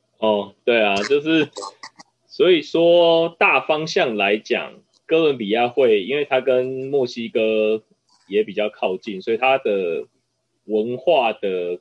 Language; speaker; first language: Chinese; native; Chinese